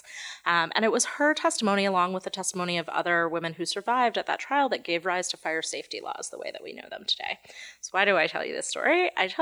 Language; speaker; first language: English; native; English